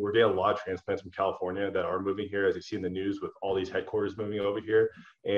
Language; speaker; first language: English; native; English